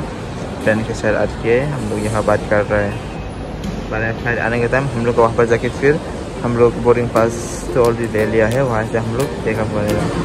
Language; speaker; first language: Hindi; non-native, local second language; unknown